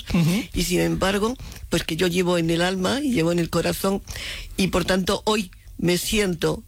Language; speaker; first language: Spanish; native; Spanish